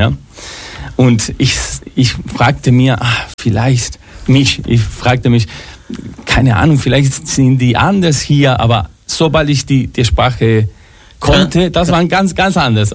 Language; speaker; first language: German; non-native, fluent; Spanish